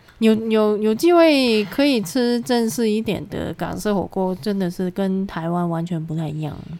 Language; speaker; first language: Chinese; non-native, local second language; Cantonese